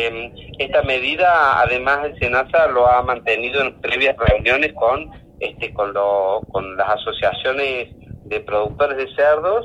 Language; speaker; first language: Spanish; native; Spanish